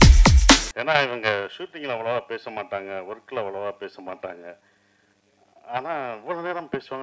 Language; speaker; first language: Tamil; native; Tamil